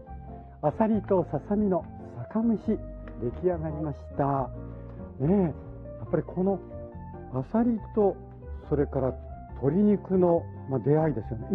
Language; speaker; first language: Japanese; native; Japanese